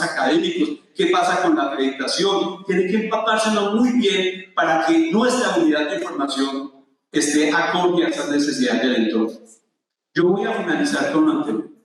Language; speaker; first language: Spanish; native; Spanish